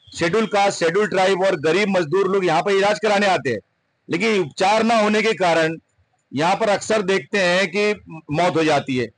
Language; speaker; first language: Hindi; non-native, local second language; Urdu